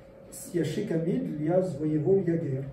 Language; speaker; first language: Russian; non-native, learner; French